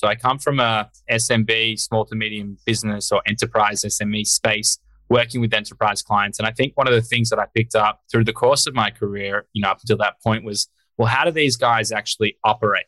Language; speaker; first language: English; native; English